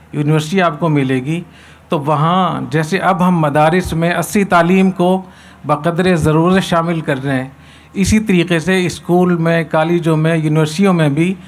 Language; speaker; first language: Urdu; native; Urdu